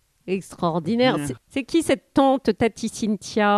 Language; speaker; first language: French; native; French